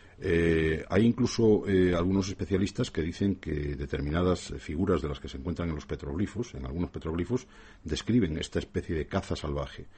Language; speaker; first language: Spanish; native; Spanish